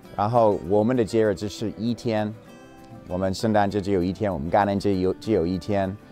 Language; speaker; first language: Chinese; non-native, fluent; English